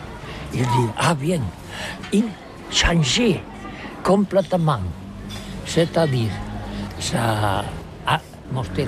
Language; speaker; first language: French; non-native, learner; Catalan